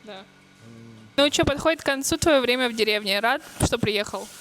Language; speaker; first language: Russian; early bilingual, heritage; Russian